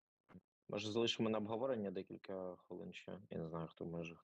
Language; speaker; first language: Ukrainian; native; Ukrainian